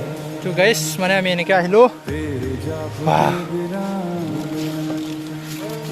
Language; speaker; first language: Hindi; non-native, local second language; Assamese